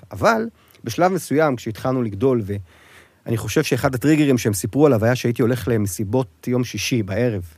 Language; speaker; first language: Hebrew; native; Hebrew